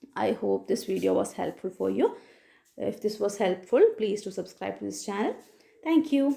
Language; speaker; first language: English; non-native, local second language; Malayalam